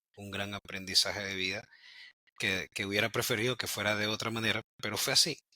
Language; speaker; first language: Spanish; native; Spanish